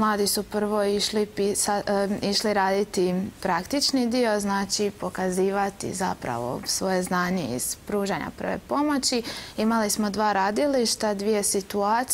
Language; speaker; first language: Croatian; native; Croatian